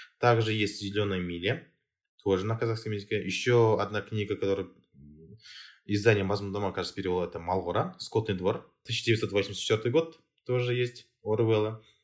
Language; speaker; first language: Russian; non-native, local second language; Kazakh